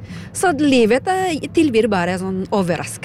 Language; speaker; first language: Norwegian; non-native, fluent; Filipino